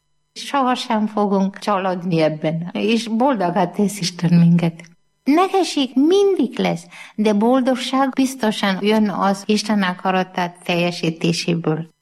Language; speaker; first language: Hungarian; non-native, learner; Malayalam